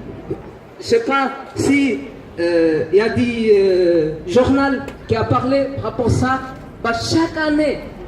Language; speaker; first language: French; non-native, learner; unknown